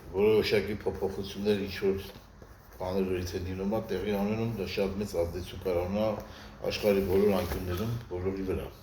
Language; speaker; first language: Armenian; native; Armenian